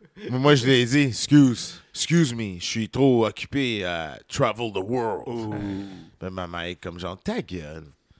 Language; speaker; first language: French; native; French